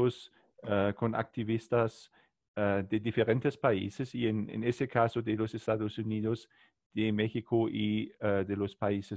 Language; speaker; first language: Spanish; non-native, learner; German